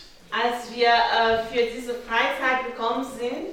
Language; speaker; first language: German; non-native, learner; French